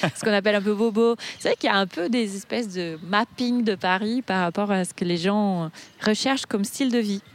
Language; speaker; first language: French; non-native, fluent; Portuguese